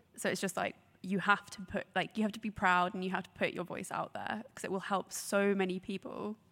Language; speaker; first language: English; native; English